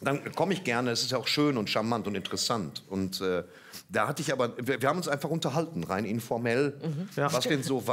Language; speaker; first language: German; native; German